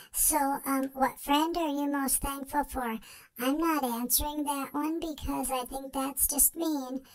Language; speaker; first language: English; native; English